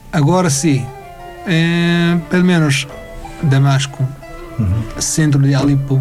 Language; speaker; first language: Portuguese; non-native, fluent; Arabic